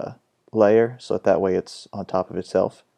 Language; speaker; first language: English; native; English